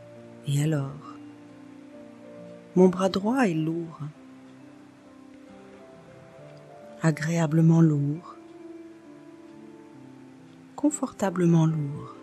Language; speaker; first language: French; native; French